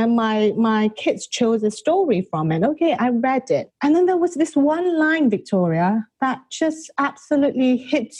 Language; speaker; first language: English; non-native, local second language; Malay